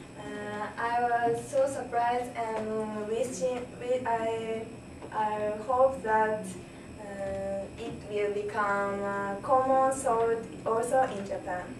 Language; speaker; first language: English; non-native, learner; Japanese